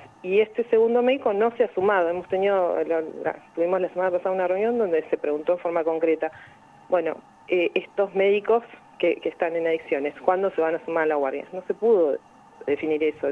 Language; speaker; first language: Spanish; native; Spanish